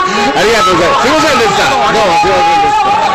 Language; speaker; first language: Japanese; non-native, fluent; English